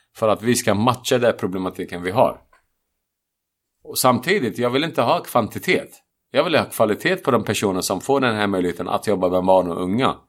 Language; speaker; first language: Swedish; non-native, fluent; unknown